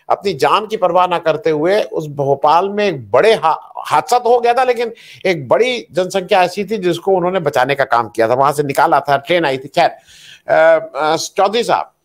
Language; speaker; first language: Hindi; native; Hindi